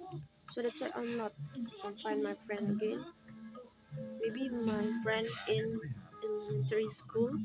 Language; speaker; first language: English; non-native, learner; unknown